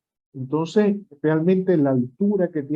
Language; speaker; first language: Spanish; native; Spanish